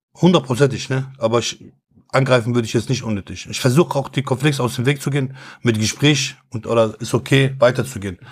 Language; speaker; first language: German; early bilingual, other home language; Kurdish